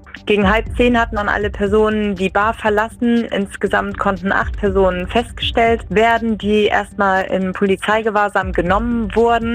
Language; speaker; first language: German; native; German